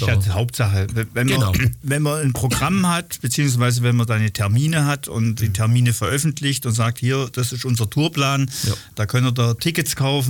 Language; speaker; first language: German; native; German